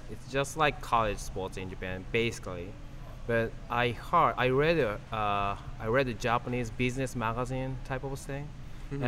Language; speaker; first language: English; non-native, learner; Japanese